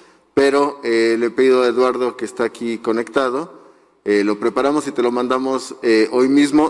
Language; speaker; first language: Spanish; native; Spanish